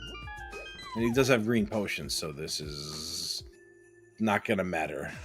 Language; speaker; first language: English; native; English